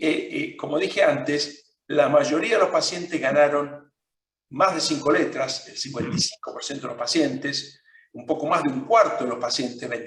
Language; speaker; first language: Spanish; non-native, fluent; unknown